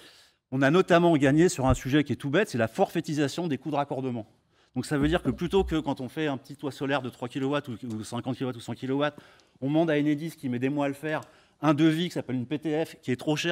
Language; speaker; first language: French; native; French